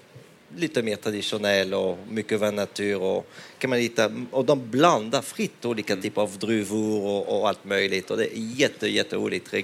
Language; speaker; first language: Swedish; non-native, fluent; French